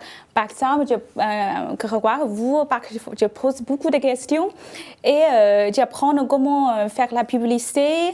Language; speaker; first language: French; non-native, fluent; Chinese